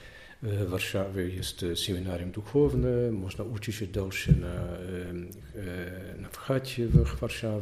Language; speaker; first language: Polish; non-native, learner; Dutch